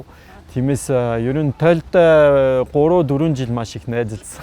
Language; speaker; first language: Mongolian; non-native, fluent; French